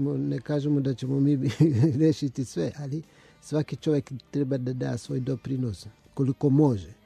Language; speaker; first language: Serbian; early bilingual, other home language; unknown